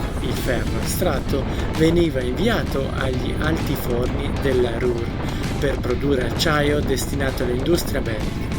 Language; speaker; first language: Italian; native; Italian